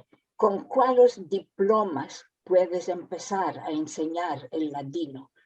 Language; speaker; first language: Spanish; early bilingual, heritage; Spanish